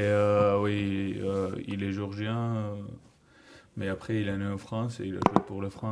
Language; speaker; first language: French; non-native, learner; Georgian